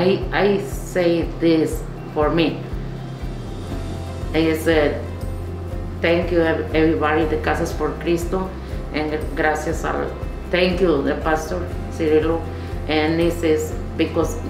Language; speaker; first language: English; non-native, learner; Spanish